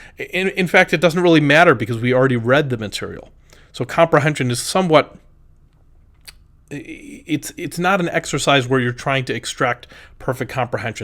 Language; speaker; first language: English; native; English